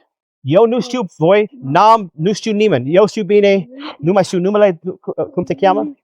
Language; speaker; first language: Romanian; non-native, learner; English